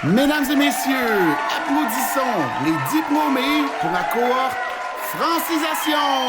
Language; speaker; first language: French; native; French